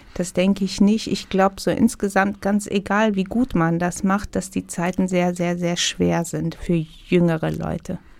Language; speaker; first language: German; non-native, fluent; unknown